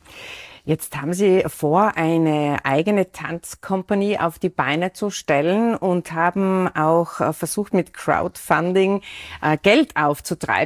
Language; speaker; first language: German; native; German